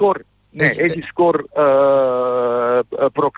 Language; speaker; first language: Greek; non-native, fluent; Serbian